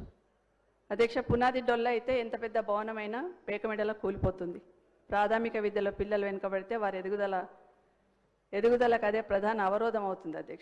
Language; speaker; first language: Telugu; native; Telugu